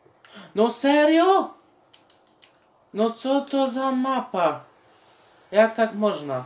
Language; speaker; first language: Polish; native; Polish